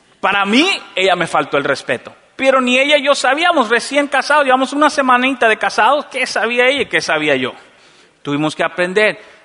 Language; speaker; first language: Spanish; native; Spanish